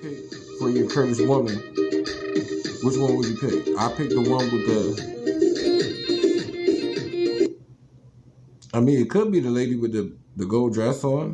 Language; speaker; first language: English; native; English